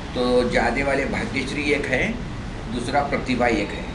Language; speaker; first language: Hindi; non-native, local second language; Marathi